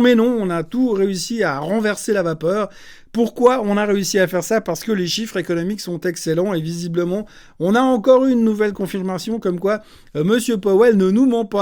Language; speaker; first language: French; native; French